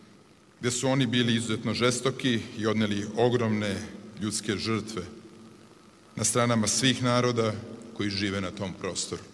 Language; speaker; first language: Serbian; native; Serbian